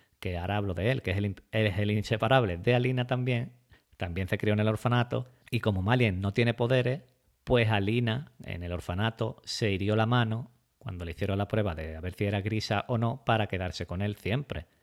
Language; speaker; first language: Spanish; native; Spanish